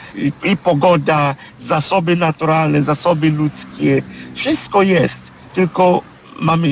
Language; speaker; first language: Polish; non-native, fluent; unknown